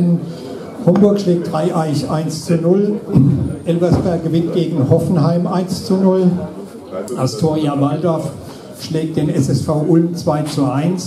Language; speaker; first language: German; native; German